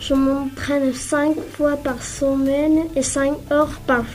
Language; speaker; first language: French; non-native, learner; Spanish